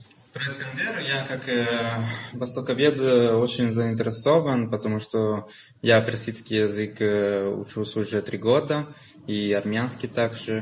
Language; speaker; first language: Russian; non-native, fluent; Italian